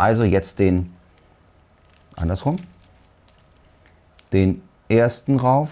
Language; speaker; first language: German; native; German